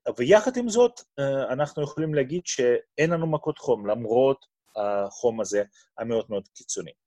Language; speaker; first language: Hebrew; non-native, fluent; Russian